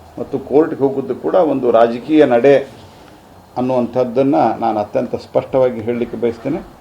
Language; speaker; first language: Kannada; native; Kannada